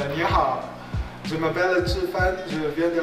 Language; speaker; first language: French; non-native, learner; Chinese